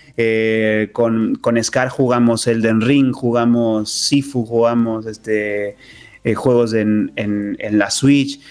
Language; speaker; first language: Spanish; native; Spanish